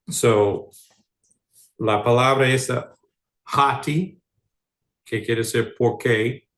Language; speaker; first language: Spanish; non-native, fluent; English